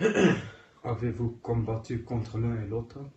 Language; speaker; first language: French; non-native, learner; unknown